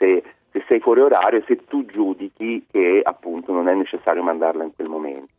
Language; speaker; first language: Italian; native; Italian